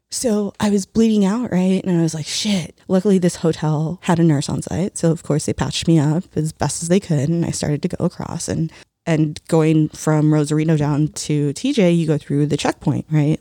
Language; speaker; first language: English; early bilingual, other home language; Spanish